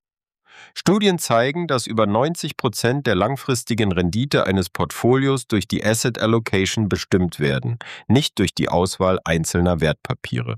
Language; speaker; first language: German; native; German